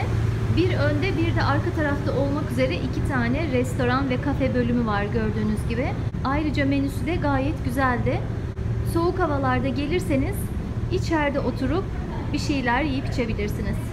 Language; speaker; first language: Turkish; native; Turkish